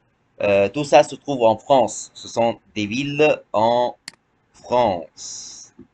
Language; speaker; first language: French; non-native, fluent; Arabic